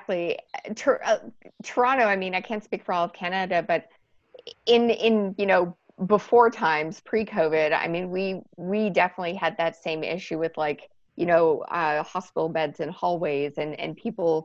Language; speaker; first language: English; native; English